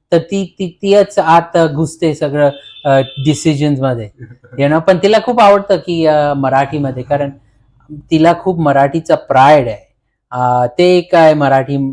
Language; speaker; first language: Marathi; early bilingual, heritage; Marathi